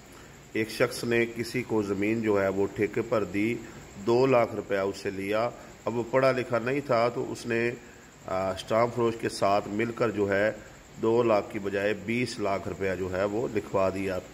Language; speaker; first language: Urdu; non-native, local second language; Punjabi